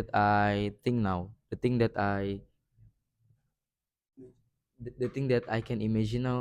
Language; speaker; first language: English; non-native, learner; Indonesian